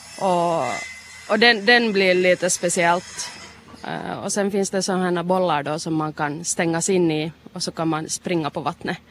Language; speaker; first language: Swedish; native; Swedish